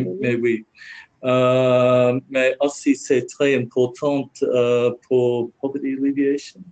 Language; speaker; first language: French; non-native, learner; English